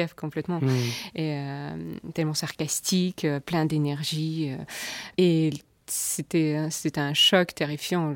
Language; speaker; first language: French; non-native, fluent; Russian